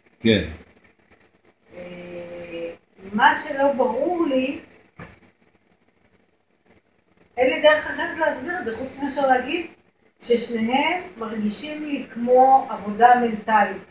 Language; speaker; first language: Hebrew; native; Hebrew